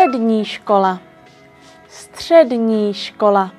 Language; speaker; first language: Czech; non-native, fluent; Vietnamese